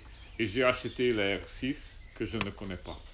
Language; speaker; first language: French; non-native, learner; Czech